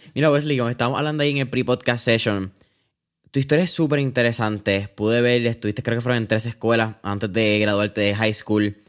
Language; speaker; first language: Spanish; native; Spanish